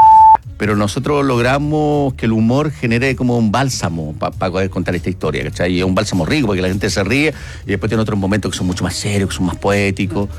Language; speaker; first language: Spanish; native; Spanish